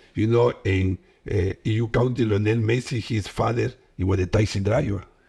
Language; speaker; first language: English; non-native, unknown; Spanish